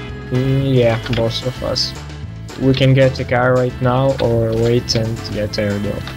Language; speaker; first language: English; non-native, learner; Russian